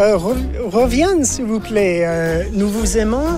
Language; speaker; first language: French; non-native, fluent; English